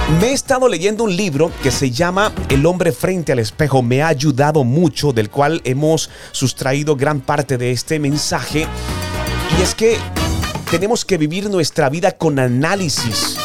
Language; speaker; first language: Spanish; native; Spanish